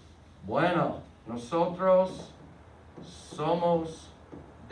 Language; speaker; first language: Spanish; non-native, fluent; English